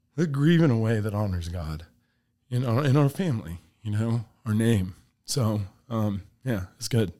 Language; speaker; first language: English; early bilingual, other home language; Filipino